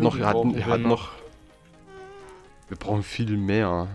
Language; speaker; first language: German; native; German